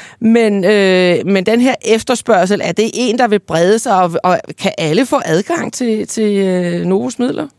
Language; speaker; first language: Danish; native; Danish